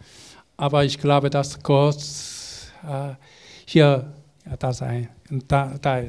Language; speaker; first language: German; non-native, learner; Korean